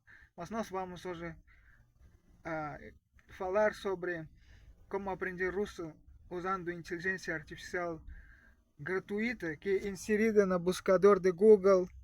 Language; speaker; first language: Portuguese; non-native, fluent; Russian